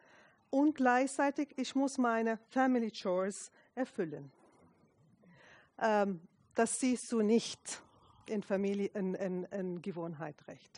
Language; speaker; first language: German; non-native, fluent; Arabic